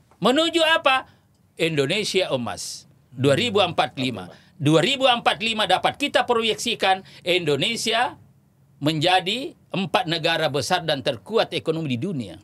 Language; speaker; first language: Indonesian; non-native, local second language; Buginese